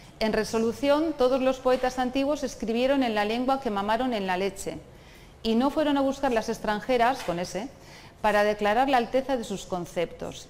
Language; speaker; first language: Spanish; non-native, local second language; Basque